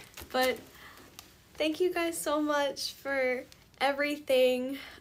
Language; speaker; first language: English; early bilingual, other home language; Korean